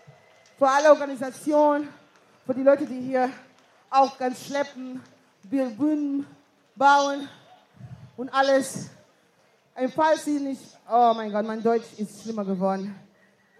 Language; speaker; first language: German; non-native, fluent; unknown